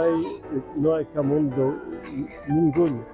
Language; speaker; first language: Spanish; non-native, fluent; French